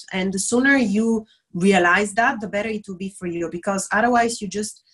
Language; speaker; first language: English; non-native, fluent; Bulgarian